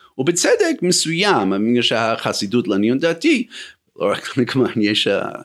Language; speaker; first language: Hebrew; non-native, fluent; English